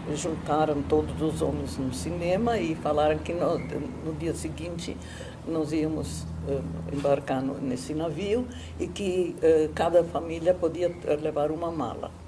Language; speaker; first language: Portuguese; non-native, fluent; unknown